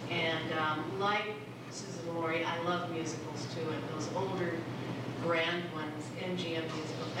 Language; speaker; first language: English; non-native, local second language; Filipino